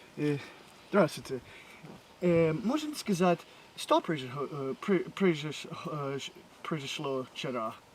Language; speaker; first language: Russian; non-native, learner; English